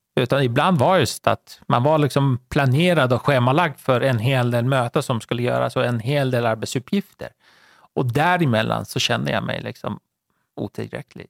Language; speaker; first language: Swedish; non-native, fluent; Persian